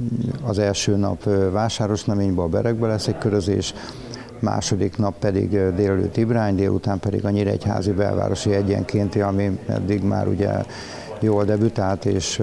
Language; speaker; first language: Hungarian; native; Hungarian